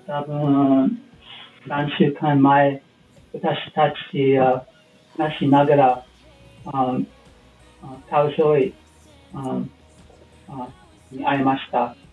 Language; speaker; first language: Japanese; non-native, learner; English